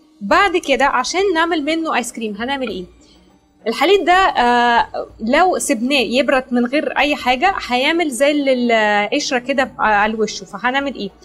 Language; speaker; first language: Arabic; non-native, fluent; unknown